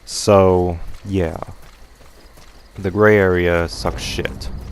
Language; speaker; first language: English; native; English